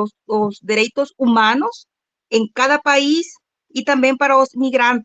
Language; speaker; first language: Portuguese; non-native, fluent; Spanish